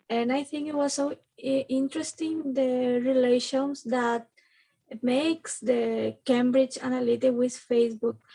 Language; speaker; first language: English; non-native, learner; Spanish